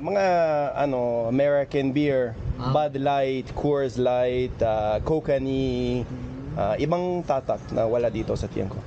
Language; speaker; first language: Filipino; non-native, learner; English